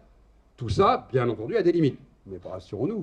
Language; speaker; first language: French; native; French